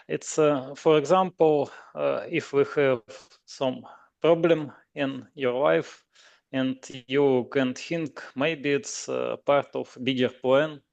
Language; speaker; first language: English; non-native, learner; Russian